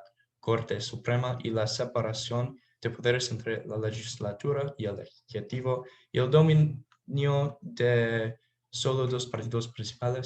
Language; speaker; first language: Spanish; non-native, learner; English